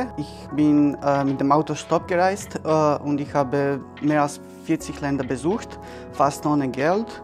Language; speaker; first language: German; non-native, fluent; Serbian